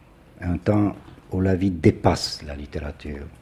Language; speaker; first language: French; non-native, fluent; Polish